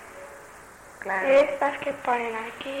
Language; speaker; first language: Spanish; non-native, learner; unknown